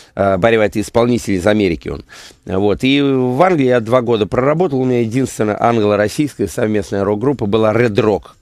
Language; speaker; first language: Russian; native; Russian